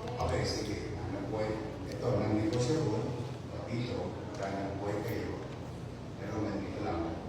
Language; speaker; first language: Filipino; native; Filipino